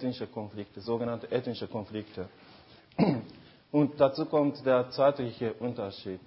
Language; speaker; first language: German; non-native, fluent; Japanese